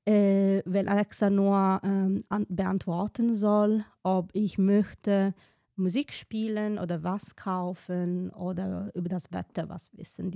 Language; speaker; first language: German; non-native, fluent; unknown